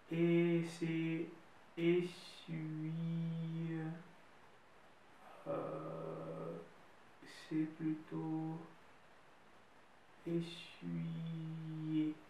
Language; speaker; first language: French; non-native, fluent; Russian